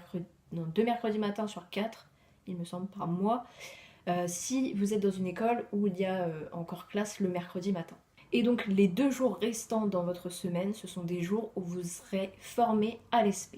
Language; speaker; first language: French; native; French